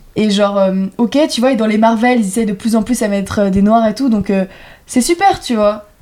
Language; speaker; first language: French; native; French